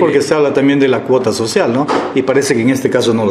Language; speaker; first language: Spanish; native; Spanish